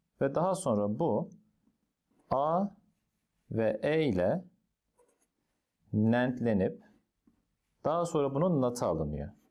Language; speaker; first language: Turkish; native; Turkish